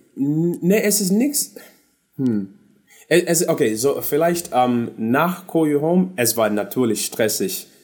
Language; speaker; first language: German; non-native, learner; English